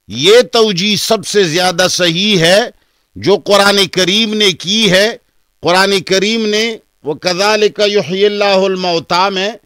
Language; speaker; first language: Urdu; non-native, local second language; Pashto